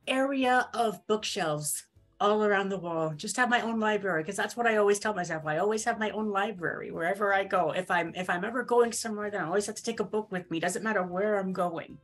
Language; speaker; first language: English; native; English